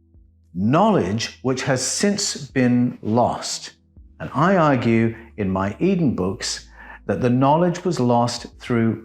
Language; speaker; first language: English; native; English